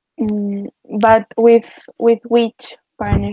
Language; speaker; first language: English; non-native, learner; Spanish